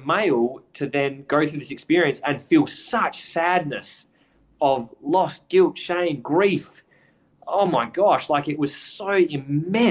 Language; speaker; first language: English; native; English